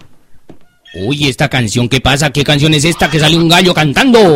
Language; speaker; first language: Spanish; native; Spanish